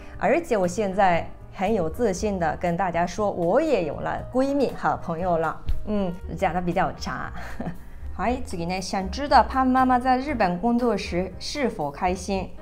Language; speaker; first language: Chinese; non-native, fluent; Japanese